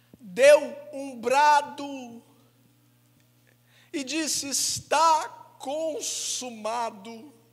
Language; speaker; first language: Portuguese; native; Portuguese